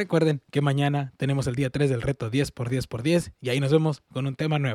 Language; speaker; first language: Spanish; early bilingual, heritage; Spanish